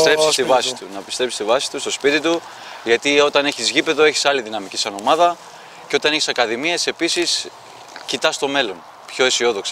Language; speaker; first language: Greek; native; Greek